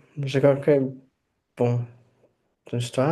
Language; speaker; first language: French; non-native, fluent; Portuguese